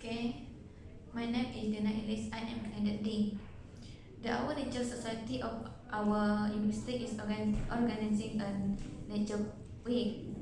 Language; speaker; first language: English; non-native, learner; Malay